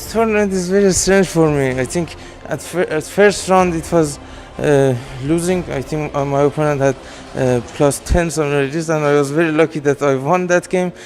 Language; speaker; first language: English; non-native, fluent; Persian